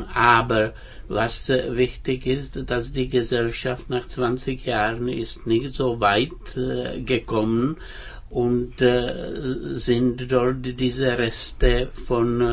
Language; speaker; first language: German; non-native, fluent; Czech